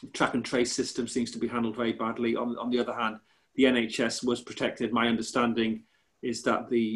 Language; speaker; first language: English; native; English